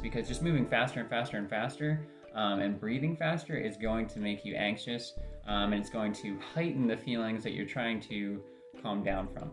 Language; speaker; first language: English; native; English